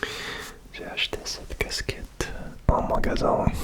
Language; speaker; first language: French; non-native, learner; Russian